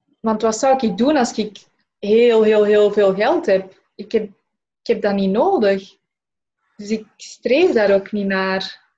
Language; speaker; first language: Dutch; native; Dutch